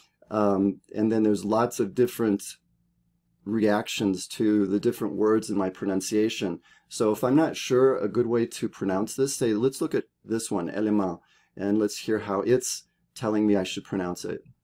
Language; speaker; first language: English; native; English